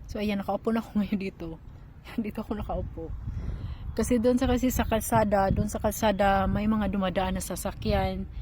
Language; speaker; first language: Filipino; native; Filipino